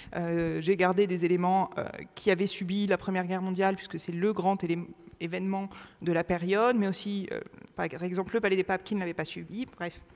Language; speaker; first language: French; native; French